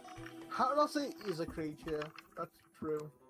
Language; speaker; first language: English; native; English